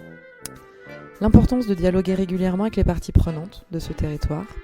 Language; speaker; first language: French; native; French